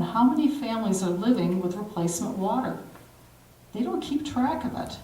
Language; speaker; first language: English; native; English